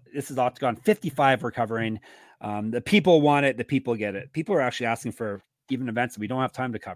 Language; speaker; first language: English; native; English